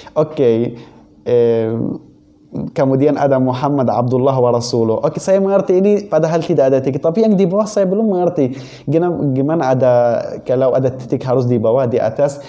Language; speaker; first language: Indonesian; non-native, fluent; Arabic